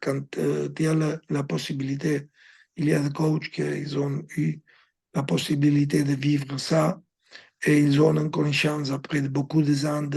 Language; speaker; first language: French; non-native, fluent; Spanish